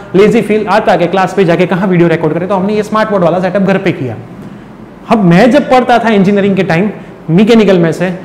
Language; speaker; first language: Hindi; non-native, local second language; Gujarati